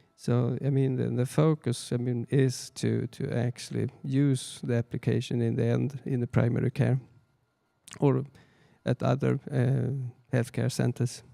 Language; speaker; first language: English; non-native, fluent; Swedish